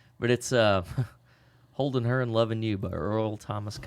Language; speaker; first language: English; native; English